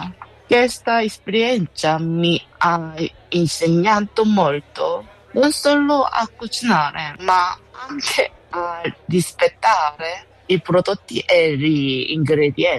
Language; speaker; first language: Italian; non-native, learner; Korean